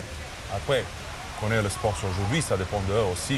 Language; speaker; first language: French; non-native, fluent; Serbian